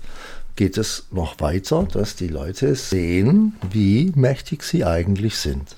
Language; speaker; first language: German; native; German